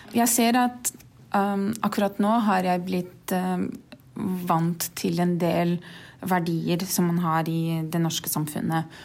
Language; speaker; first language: Norwegian; non-native, fluent; Portuguese